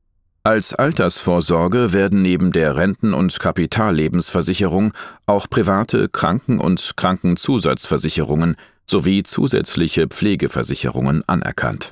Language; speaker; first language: German; native; German